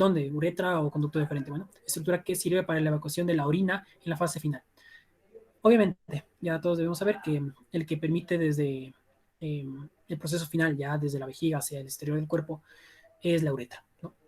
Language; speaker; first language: Spanish; native; Spanish